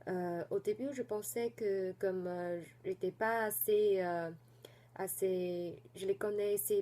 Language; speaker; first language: French; non-native, fluent; Chinese